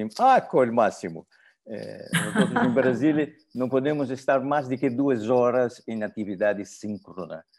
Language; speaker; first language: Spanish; non-native, learner; Portuguese